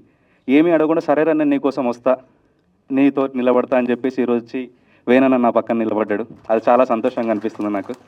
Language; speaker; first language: Telugu; native; Telugu